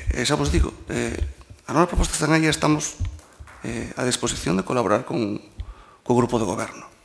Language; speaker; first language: Galician; native; Galician